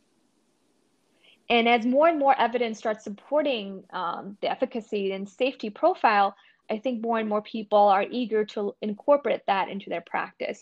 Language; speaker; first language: English; non-native, local second language; Gujarati